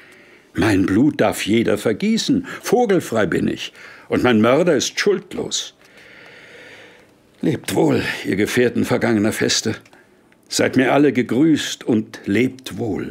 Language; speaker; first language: German; native; German